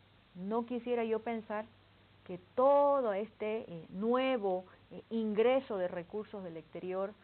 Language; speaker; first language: Spanish; native; Spanish